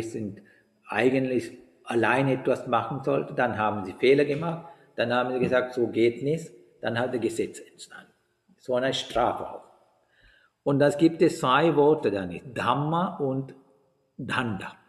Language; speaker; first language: German; non-native, fluent; Sinhala